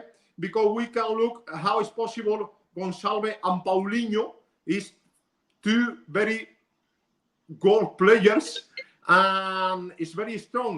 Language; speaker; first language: English; non-native, learner; Spanish